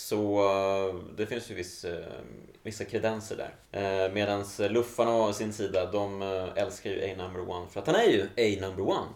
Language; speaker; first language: Swedish; native; Swedish